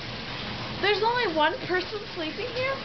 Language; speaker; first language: English; native; English